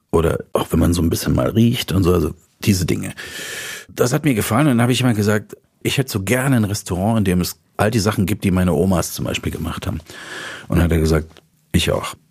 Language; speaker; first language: German; native; German